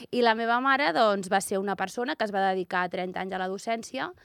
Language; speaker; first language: Catalan; native; Catalan